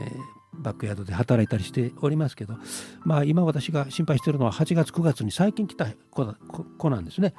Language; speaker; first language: Japanese; native; Japanese